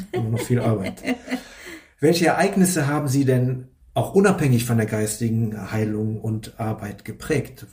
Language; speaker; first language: German; native; German